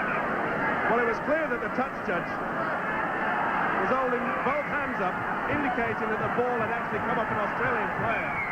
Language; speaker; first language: English; native; English